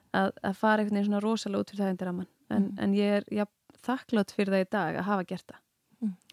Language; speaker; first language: Icelandic; native; Icelandic